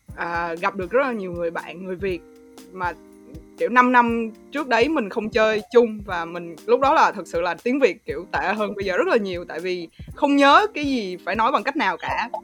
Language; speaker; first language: Vietnamese; native; Vietnamese